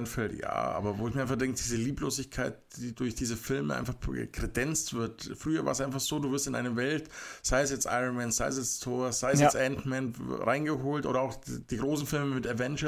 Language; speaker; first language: German; native; German